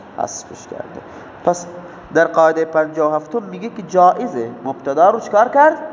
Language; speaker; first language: Persian; non-native, local second language; Baluchi